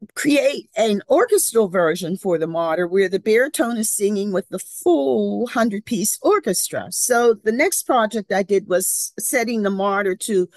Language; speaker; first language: English; native; English